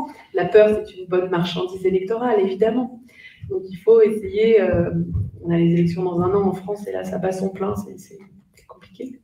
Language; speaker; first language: French; native; French